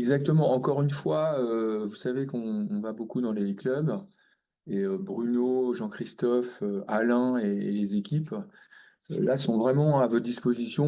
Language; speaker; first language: French; native; French